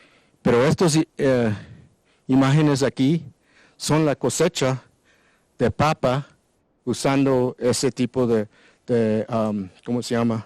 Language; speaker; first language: Spanish; non-native, learner; English